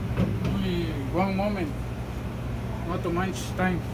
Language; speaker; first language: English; non-native, learner; Spanish